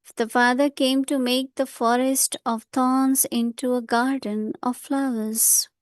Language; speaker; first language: English; non-native, local second language; Hindi